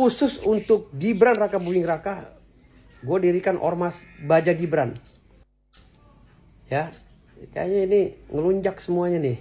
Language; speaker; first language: Indonesian; native; Indonesian